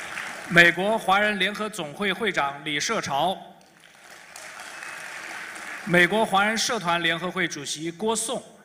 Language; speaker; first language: Chinese; native; Chinese